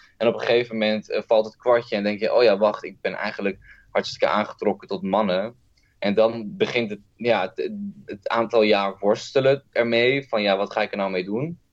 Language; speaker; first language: Dutch; early bilingual, other home language; Kurdish